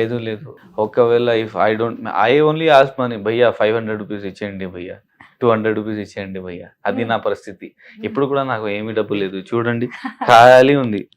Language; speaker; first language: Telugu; non-native, learner; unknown